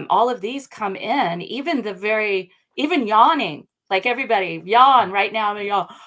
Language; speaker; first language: English; native; English